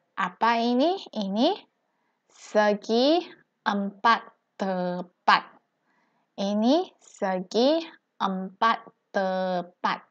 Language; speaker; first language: Malay; non-native, local second language; Chinese